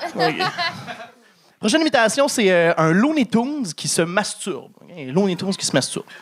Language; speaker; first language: French; native; French